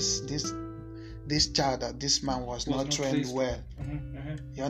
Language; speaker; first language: English; non-native, local second language; Igbo